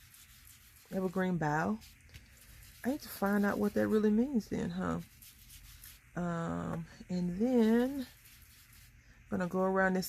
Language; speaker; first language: English; native; English